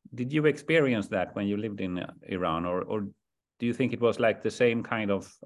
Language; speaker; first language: English; non-native, fluent; Swedish